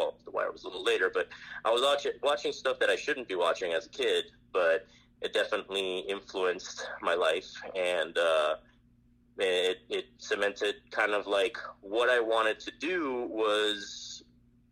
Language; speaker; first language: English; non-native, fluent; Spanish